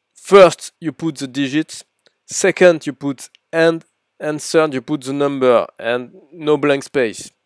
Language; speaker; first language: English; non-native, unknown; French